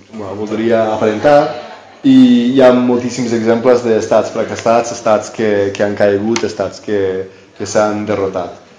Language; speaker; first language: Catalan; non-native, fluent; English